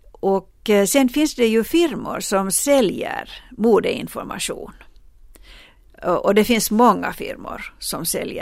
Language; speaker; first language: Swedish; non-native, local second language; Finnish